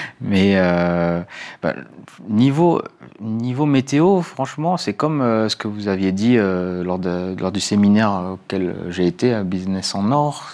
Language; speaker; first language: French; native; French